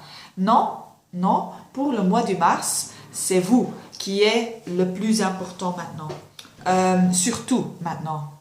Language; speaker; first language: French; non-native, local second language; Dutch